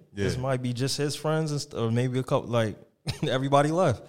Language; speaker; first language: English; native; English